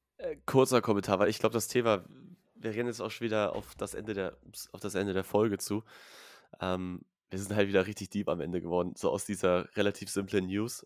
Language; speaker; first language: German; native; German